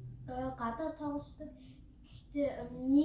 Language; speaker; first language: Mongolian; early bilingual, heritage; Mongolian